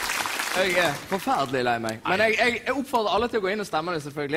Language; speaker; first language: Norwegian; native; Norwegian